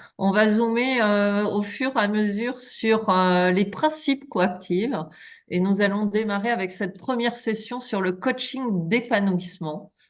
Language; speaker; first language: French; native; French